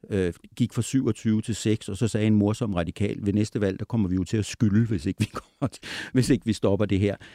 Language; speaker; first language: Danish; native; Danish